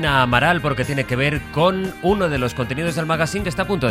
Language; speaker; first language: Spanish; native; Spanish